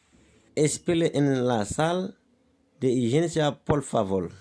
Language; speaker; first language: Spanish; non-native, learner; Haitian Creole